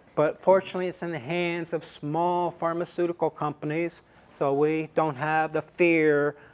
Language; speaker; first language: English; non-native, fluent; Estonian